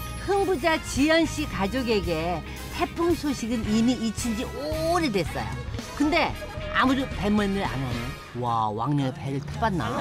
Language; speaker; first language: Korean; native; Korean